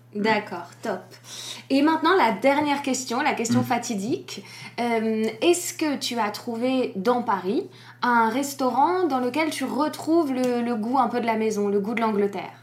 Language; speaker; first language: French; native; French